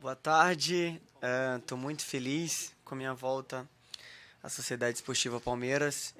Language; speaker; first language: Portuguese; native; Portuguese